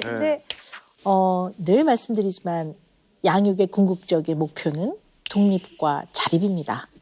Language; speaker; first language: Korean; native; Korean